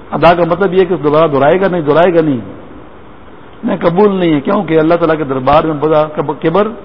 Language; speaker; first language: Urdu; non-native, local second language; Pashto